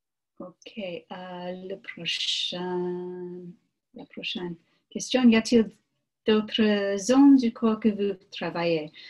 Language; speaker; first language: French; non-native, learner; English